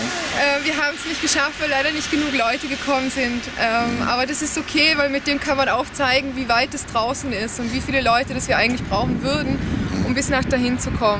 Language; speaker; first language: German; non-native, fluent; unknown